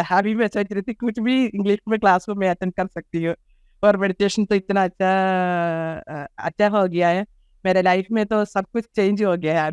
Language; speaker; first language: Hindi; non-native, local second language; Malayalam